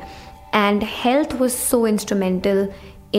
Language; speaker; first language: English; non-native, local second language; Hindi